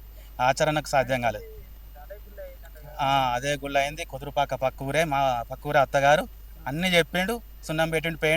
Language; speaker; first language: Telugu; native; Telugu